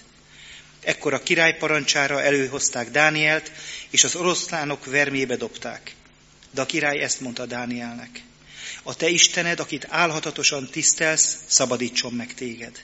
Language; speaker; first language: Hungarian; native; Hungarian